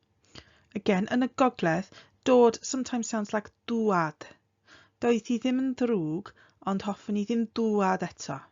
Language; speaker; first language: Welsh; non-native, fluent; English